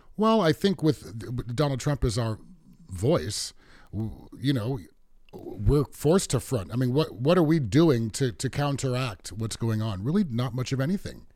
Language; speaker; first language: English; native; English